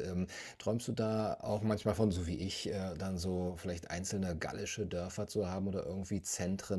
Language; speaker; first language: German; native; German